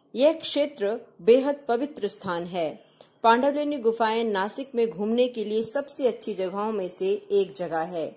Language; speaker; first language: Hindi; non-native, local second language; Marathi